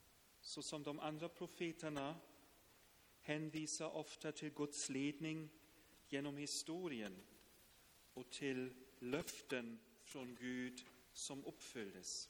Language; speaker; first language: Swedish; non-native, fluent; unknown